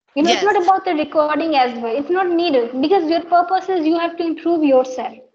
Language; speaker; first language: English; non-native, local second language; Hindi